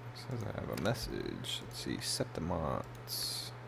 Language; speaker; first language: English; native; English